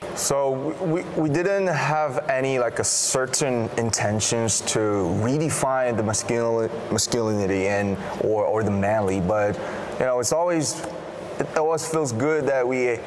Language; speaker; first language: English; non-native, fluent; Korean